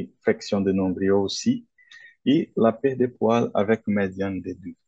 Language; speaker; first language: French; non-native, fluent; Portuguese